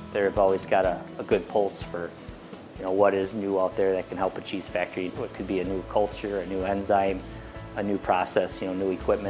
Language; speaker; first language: English; native; English